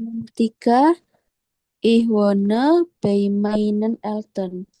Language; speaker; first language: German; non-native, learner; Indonesian